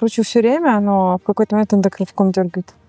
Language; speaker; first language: Russian; native; Russian